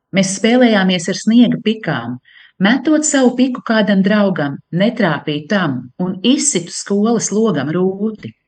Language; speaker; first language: Latvian; native; Latvian